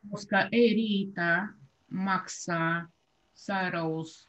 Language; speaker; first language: Finnish; non-native, learner; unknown